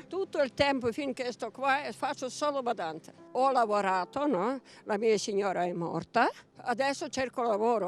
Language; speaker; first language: Italian; non-native, learner; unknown